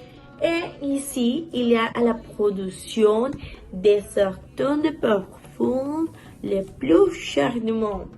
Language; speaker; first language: French; non-native, learner; Spanish